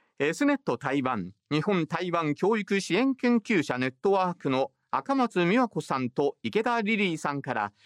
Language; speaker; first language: Japanese; native; Japanese